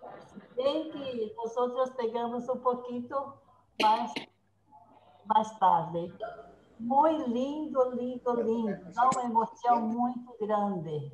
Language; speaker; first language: Spanish; non-native, learner; Portuguese